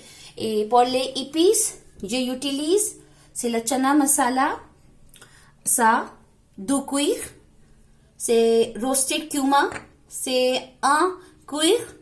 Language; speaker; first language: French; non-native, learner; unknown